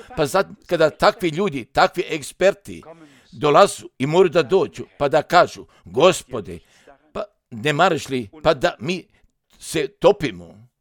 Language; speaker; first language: Croatian; early bilingual, heritage; Serbian